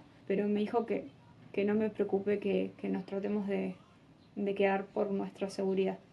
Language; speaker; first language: Spanish; native; Spanish